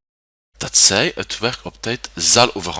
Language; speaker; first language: Dutch; non-native, fluent; French